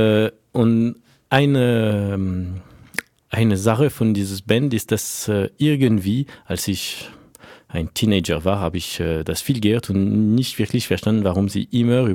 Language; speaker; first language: German; non-native, fluent; French